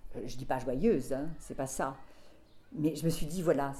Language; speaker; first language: French; native; French